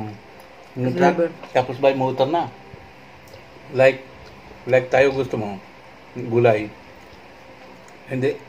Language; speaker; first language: Filipino; non-native, learner; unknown